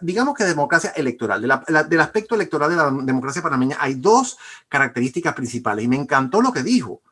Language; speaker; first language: Spanish; native; Spanish